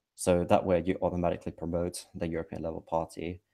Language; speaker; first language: English; non-native, fluent; Finnish